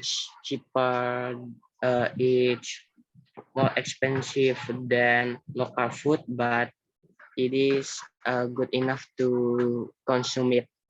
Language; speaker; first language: English; non-native, learner; Indonesian